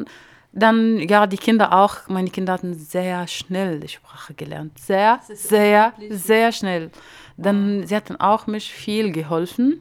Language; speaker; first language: German; non-native, learner; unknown